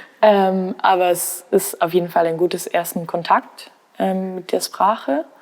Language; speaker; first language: German; non-native, fluent; Spanish